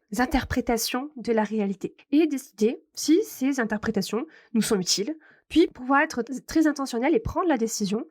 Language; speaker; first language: French; native; French